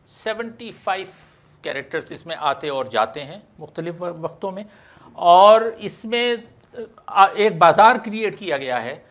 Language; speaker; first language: Urdu; native; Urdu